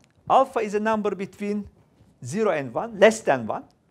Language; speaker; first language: English; non-native, fluent; Turkish